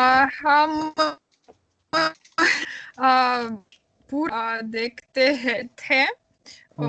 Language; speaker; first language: Hindi; non-native, learner; Russian